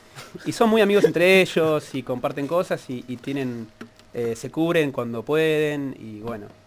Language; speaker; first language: Spanish; native; Spanish